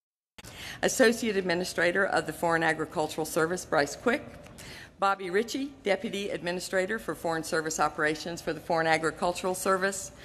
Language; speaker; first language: English; native; English